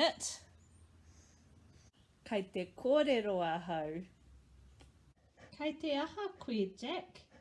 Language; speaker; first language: Māori; non-native, fluent; English